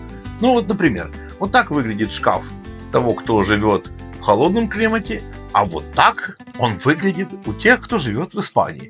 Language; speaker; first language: Russian; native; Russian